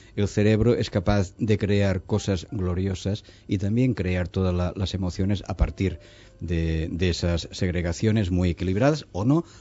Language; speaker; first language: Spanish; native; Spanish